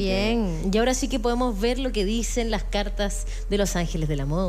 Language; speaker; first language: Spanish; native; Spanish